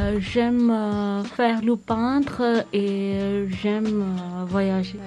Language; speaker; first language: French; non-native, learner; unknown